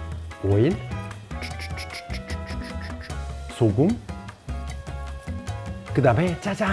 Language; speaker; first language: Korean; non-native, fluent; Italian